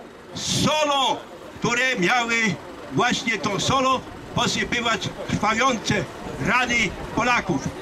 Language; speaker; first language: Polish; native; Polish